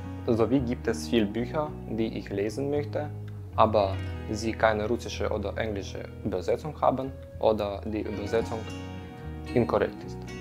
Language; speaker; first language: German; non-native, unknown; Russian